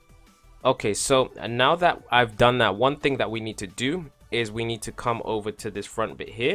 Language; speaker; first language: English; native; English